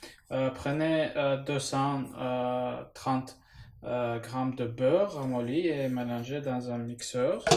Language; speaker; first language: French; non-native, learner; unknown